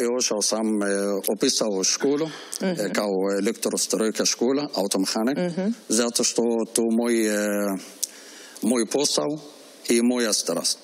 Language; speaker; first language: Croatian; non-native, learner; Arabic